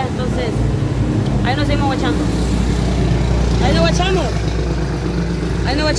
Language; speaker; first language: Spanish; native; Spanish